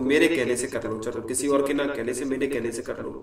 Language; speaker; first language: Hindi; native; Hindi